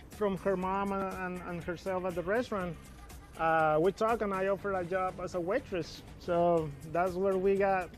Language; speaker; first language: English; non-native, fluent; Spanish